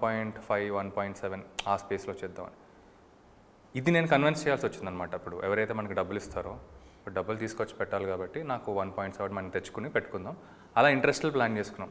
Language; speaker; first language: Telugu; native; Telugu